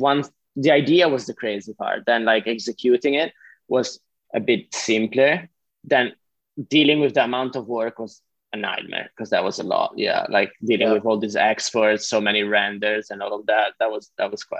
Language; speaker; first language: English; non-native, fluent; Italian